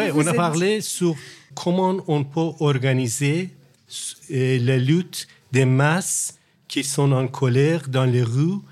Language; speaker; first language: French; non-native, learner; Persian